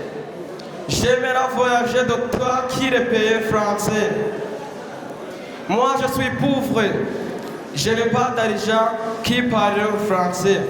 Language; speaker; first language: French; non-native, learner; Kinyarwanda